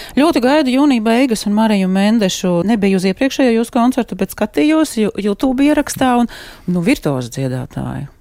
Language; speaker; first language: Latvian; native; Latvian